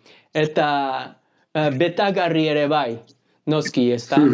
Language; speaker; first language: Basque; non-native, learner; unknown